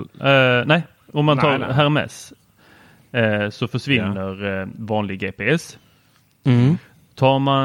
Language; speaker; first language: Swedish; native; Swedish